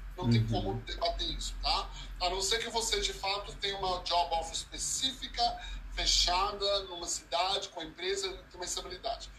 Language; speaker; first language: Portuguese; early bilingual, heritage; Portuguese